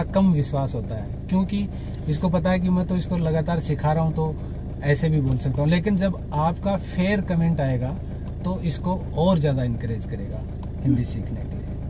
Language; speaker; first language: Hindi; native; Hindi